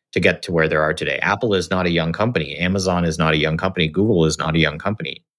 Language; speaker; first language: English; native; English